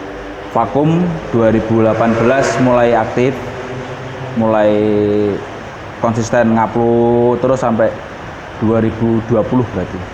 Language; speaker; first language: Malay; non-native, local second language; Javanese